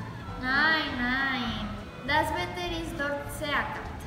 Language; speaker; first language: German; non-native, learner; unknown